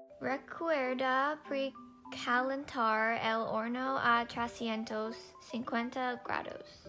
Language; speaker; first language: Spanish; non-native, learner; English